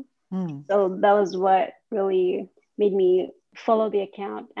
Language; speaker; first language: English; non-native, local second language; Cebuano